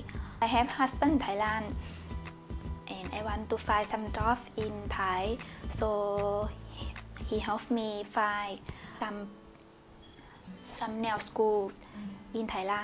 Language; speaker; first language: English; non-native, learner; Vietnamese